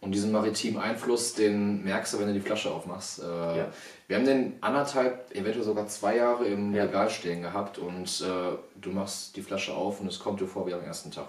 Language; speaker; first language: German; native; German